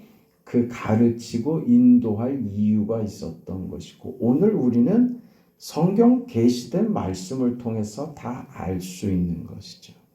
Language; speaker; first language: Korean; native; Korean